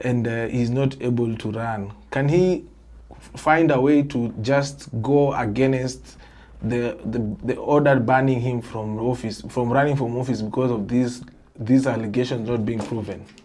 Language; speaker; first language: English; non-native, local second language; Swahili